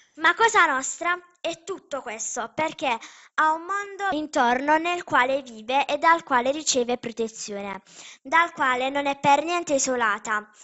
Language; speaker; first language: Italian; native; Italian